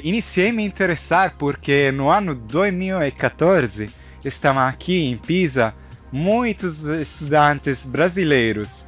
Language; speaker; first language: Portuguese; non-native, fluent; Italian